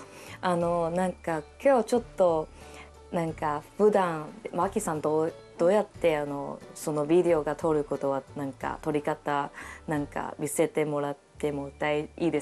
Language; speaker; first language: Japanese; non-native, learner; Cantonese